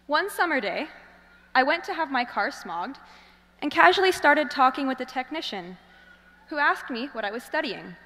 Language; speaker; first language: English; native; English